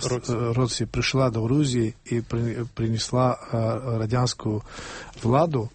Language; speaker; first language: Ukrainian; non-native, fluent; Georgian